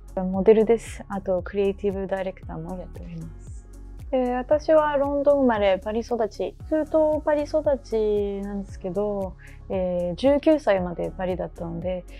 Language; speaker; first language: Japanese; early bilingual, heritage; Japanese